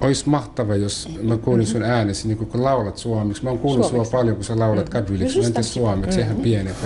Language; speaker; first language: Finnish; non-native, fluent; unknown